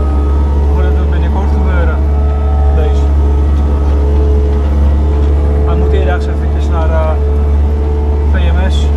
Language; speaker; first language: Dutch; native; Dutch